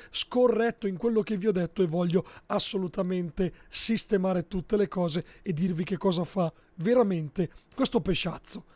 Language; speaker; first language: Italian; native; Italian